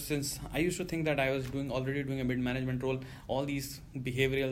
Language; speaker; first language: English; non-native, local second language; Hindi